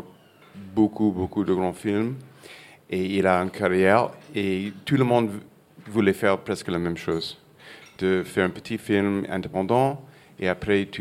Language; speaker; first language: French; non-native, fluent; English